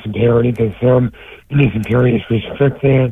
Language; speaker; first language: English; native; English